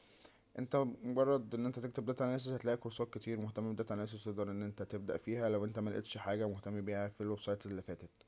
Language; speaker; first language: Arabic; native; Arabic